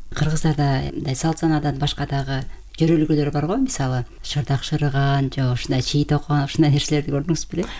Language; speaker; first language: Kyrgyz; native; Kyrgyz